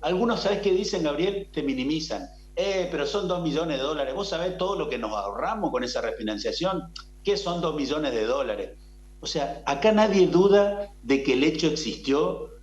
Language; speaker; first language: Spanish; native; Spanish